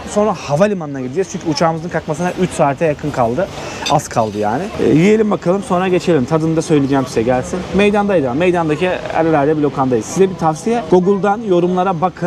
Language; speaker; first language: Turkish; native; Turkish